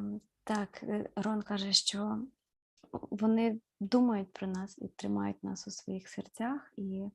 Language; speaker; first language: Ukrainian; native; Ukrainian